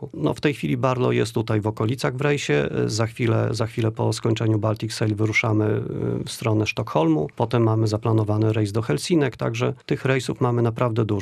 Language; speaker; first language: Polish; native; Polish